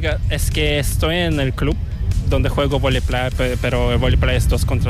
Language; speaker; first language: Spanish; non-native, fluent; Korean